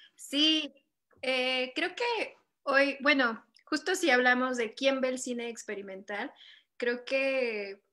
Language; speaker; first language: Spanish; native; Spanish